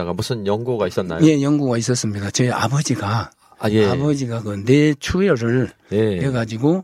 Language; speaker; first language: Korean; native; Korean